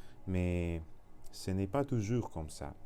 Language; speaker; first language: French; non-native, learner; Russian